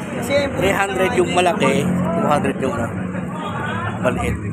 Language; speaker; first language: Filipino; native; Filipino